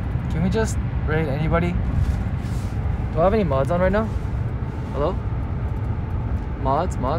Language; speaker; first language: English; early bilingual, other home language; Korean